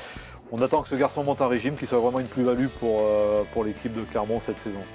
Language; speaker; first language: French; native; French